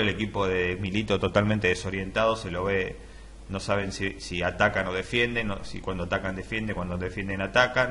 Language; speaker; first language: Spanish; native; Spanish